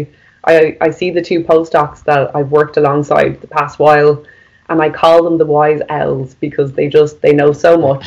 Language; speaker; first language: English; native; English